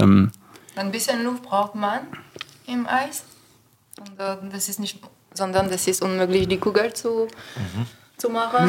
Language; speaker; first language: German; non-native, learner; French